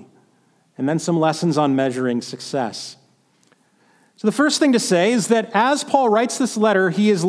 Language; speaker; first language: English; native; English